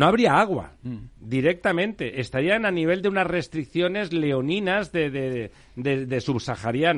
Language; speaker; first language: Spanish; native; Spanish